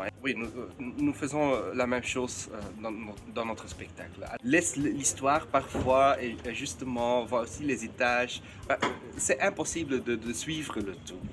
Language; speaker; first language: French; non-native, fluent; Dutch